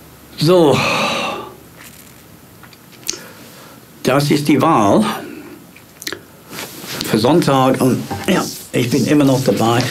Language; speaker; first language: German; non-native, fluent; English